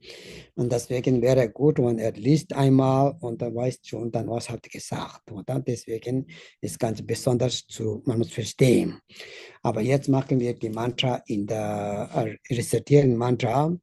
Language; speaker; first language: German; non-native, learner; Tibetan